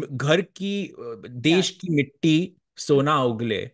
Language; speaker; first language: English; non-native, local second language; Hindi